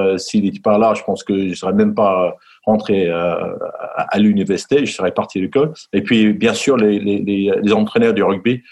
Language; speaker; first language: French; non-native, fluent; English